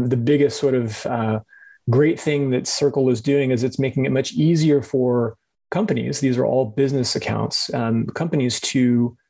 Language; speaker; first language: English; native; English